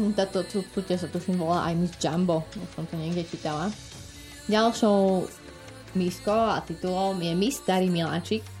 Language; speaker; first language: Slovak; native; Slovak